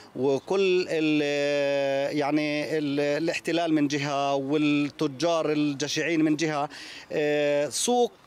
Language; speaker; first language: Arabic; native; Arabic